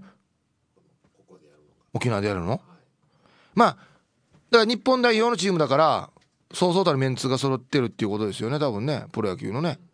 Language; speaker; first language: Japanese; native; Japanese